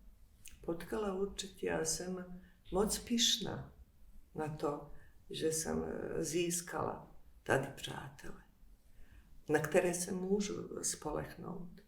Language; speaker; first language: Czech; non-native, fluent; Bosnian